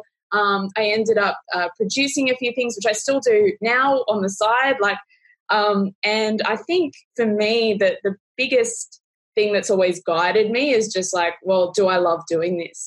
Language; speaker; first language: English; native; English